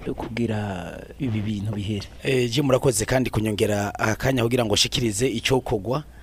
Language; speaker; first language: Kinyarwanda; native; Kinyarwanda